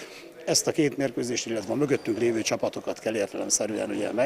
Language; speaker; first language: Hungarian; native; Hungarian